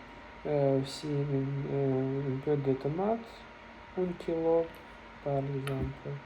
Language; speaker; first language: French; non-native, learner; Russian